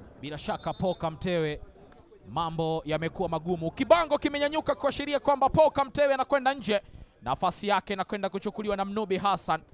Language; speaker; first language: Swahili; native; Swahili